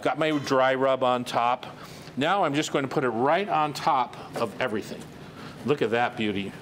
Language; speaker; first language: English; native; English